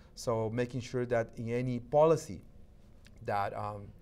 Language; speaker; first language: English; non-native, fluent; Shipibo-Conibo